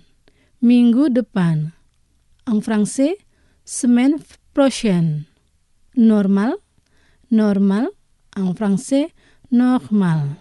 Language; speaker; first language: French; non-native, fluent; Indonesian